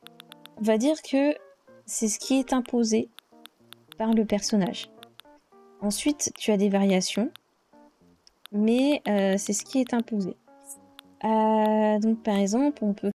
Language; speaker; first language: French; native; French